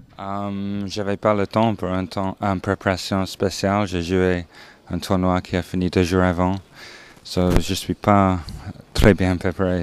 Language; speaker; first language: French; non-native, learner; English